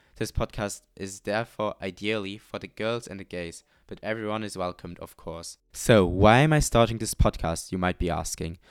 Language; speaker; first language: English; non-native, fluent; Luxembourgish